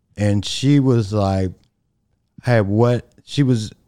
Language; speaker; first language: English; native; English